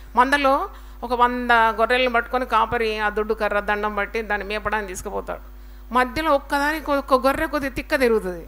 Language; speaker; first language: Telugu; native; Telugu